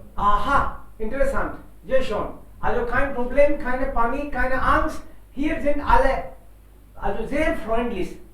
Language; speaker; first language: German; non-native, fluent; Hindi